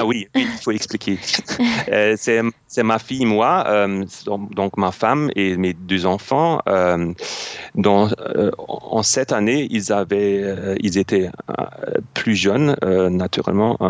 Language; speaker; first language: French; non-native, fluent; German